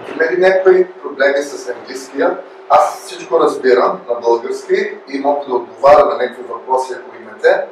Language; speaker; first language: Bulgarian; early bilingual, other home language; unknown